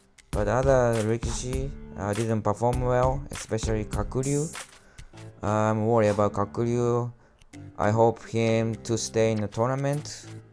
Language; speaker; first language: English; non-native, learner; Japanese